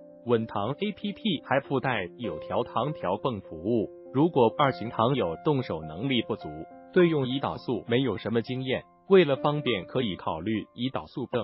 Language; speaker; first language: Chinese; native; Chinese